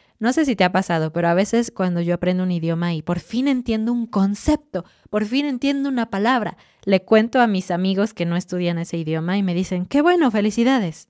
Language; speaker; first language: Spanish; native; Spanish